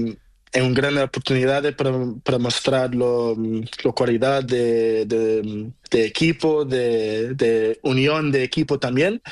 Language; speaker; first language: Spanish; non-native, learner; Portuguese